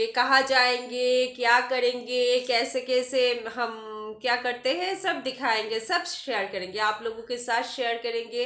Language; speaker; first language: Hindi; non-native, local second language; Bangla